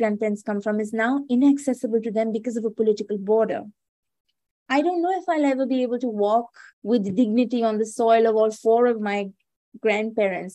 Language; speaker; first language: English; non-native, local second language; Hindi